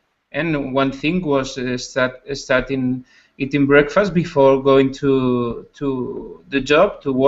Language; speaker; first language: English; non-native, learner; Spanish